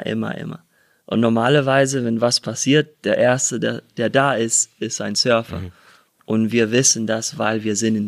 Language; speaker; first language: German; early bilingual, heritage; German